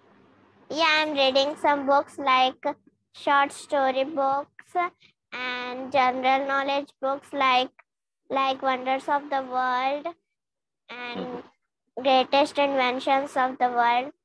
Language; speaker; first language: English; non-native, learner; Hindi